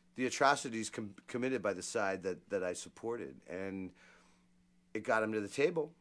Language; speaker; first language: English; native; English